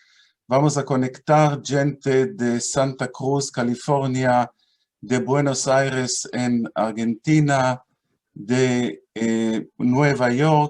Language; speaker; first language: Spanish; non-native, fluent; Hebrew